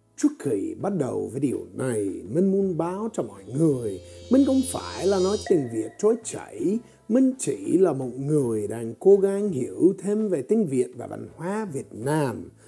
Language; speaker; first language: Vietnamese; non-native, fluent; English